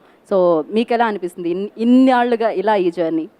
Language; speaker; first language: Telugu; native; Telugu